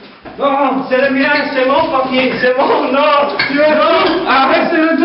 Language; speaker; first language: French; non-native, learner; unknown